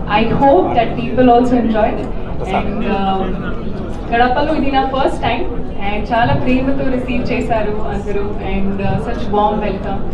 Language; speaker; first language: Telugu; non-native, learner; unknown